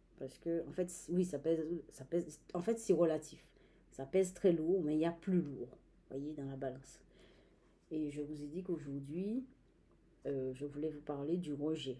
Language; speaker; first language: French; native; French